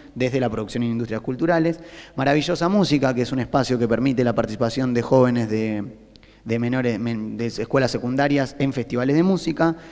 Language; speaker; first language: Spanish; native; Spanish